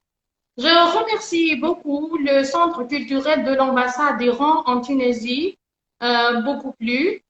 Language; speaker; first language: French; non-native, learner; Persian